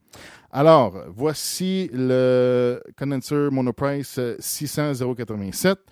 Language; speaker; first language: French; native; French